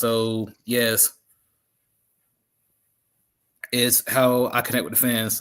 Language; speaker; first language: English; native; English